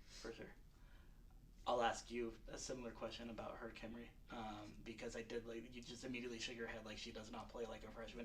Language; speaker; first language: English; native; English